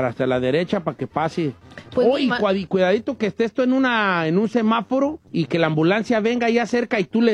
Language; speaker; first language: Spanish; native; Spanish